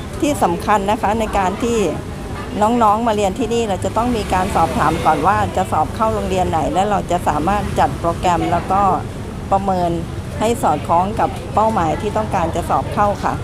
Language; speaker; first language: Thai; native; Thai